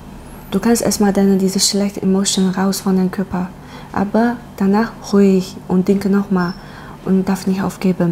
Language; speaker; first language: German; non-native, learner; Chinese